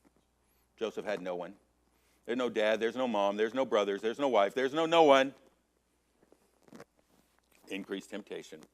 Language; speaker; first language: English; native; English